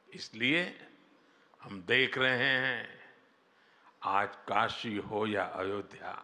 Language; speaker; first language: Hindi; non-native, local second language; Gujarati